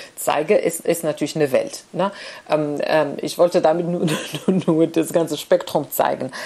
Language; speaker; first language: German; non-native, fluent; Arabic